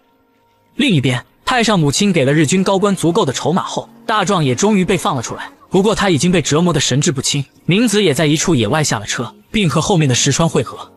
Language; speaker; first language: Chinese; native; Chinese